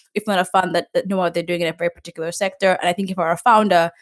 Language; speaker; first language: English; non-native, local second language; Ganda